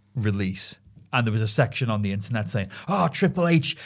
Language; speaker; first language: English; native; English